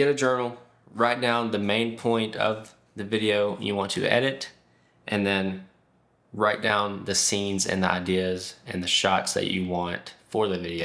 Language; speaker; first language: English; native; English